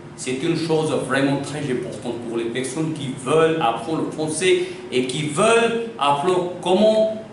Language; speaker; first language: French; non-native, fluent; Hindi